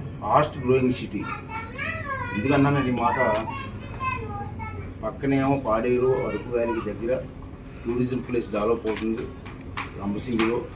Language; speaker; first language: Telugu; native; Telugu